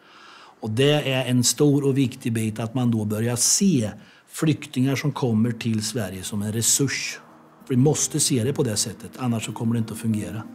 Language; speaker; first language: Swedish; native; Swedish